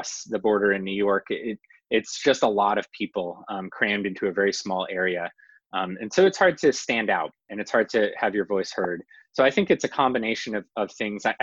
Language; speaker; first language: English; native; English